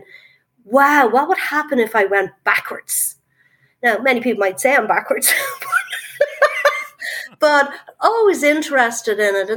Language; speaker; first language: English; native; English